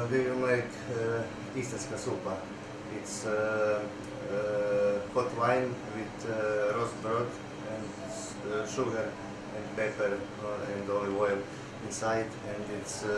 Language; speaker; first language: English; non-native, learner; Croatian